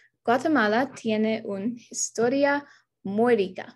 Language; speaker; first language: Spanish; non-native, learner; English